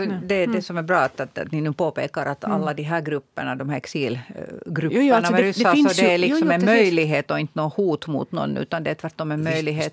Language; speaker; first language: Swedish; native; Swedish